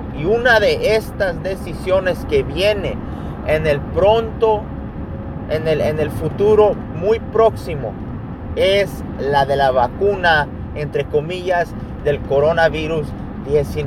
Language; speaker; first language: Spanish; early bilingual, heritage; Spanish